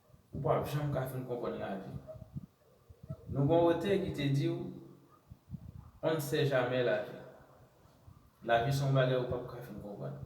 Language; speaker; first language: French; non-native, learner; Haitian Creole